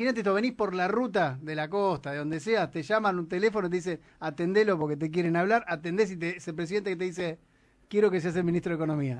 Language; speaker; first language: Spanish; native; Spanish